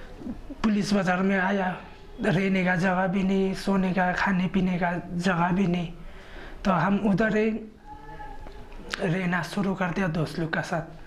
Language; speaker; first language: Hindi; non-native, local second language; Khasi